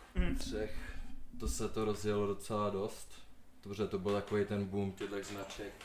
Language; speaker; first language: Czech; early bilingual, other home language; Slovak